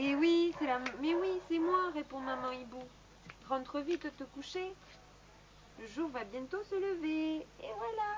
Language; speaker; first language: French; native; French